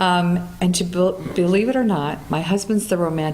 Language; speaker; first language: English; native; English